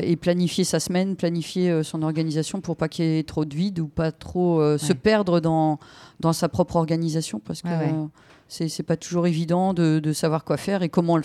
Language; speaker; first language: French; native; French